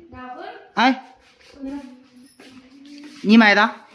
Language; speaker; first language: Chinese; native; Chinese